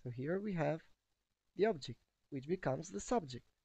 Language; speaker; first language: English; non-native, fluent; Albanian